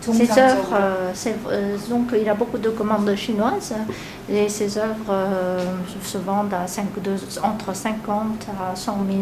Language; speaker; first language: French; non-native, fluent; Korean